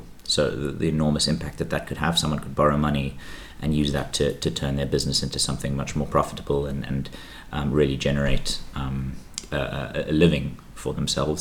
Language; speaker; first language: English; native; English